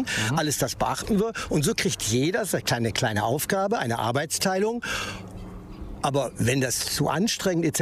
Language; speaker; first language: German; native; German